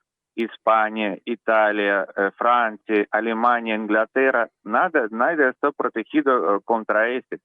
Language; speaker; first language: Spanish; non-native, learner; Russian